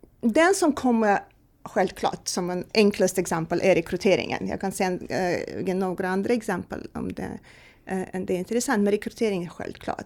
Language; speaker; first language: Swedish; non-native, fluent; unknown